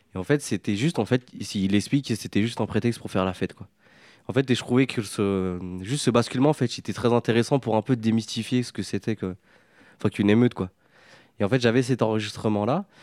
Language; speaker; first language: French; native; French